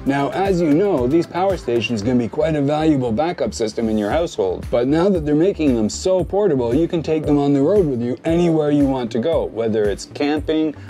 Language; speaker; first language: English; native; English